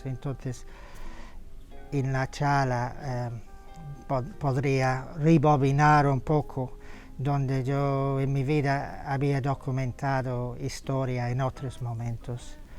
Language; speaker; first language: Spanish; non-native, fluent; English